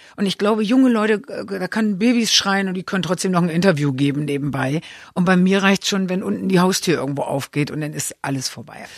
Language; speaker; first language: German; native; German